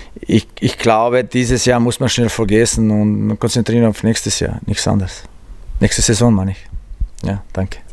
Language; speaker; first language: German; non-native, learner; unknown